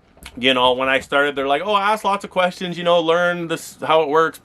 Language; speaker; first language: English; native; English